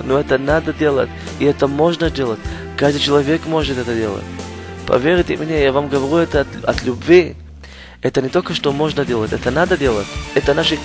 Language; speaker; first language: Russian; non-native, learner; Hebrew